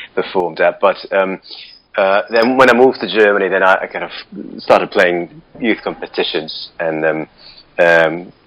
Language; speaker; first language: English; non-native, fluent; Russian